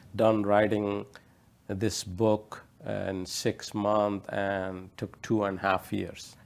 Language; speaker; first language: English; non-native, local second language; Odia